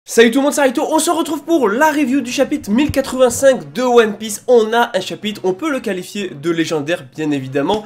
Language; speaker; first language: French; native; French